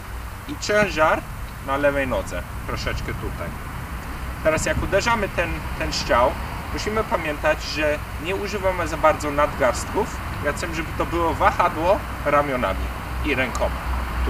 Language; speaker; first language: Polish; early bilingual, heritage; Polish